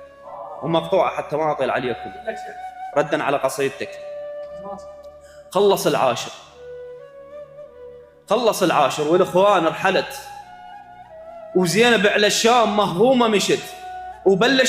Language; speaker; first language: Arabic; native; Arabic